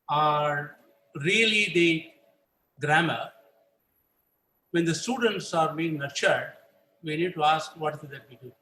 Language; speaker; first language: English; non-native, local second language; Tamil